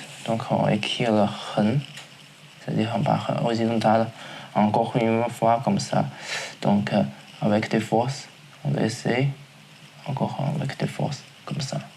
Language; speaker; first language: French; non-native, learner; Chinese